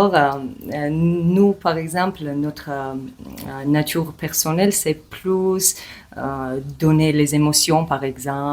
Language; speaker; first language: French; non-native, learner; Georgian